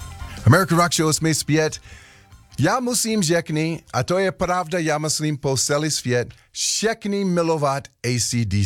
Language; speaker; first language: Czech; non-native, learner; English